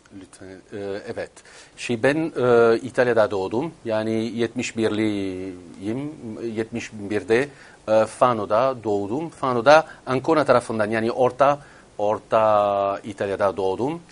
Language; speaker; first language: Turkish; non-native, fluent; Italian